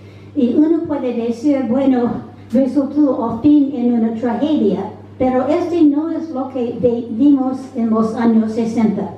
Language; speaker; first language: Spanish; non-native, fluent; English